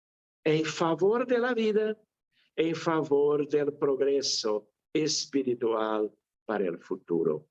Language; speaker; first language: Spanish; non-native, fluent; Portuguese